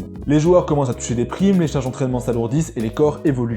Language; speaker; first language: French; native; French